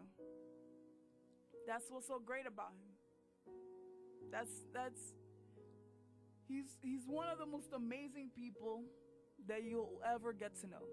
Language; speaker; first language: English; native; English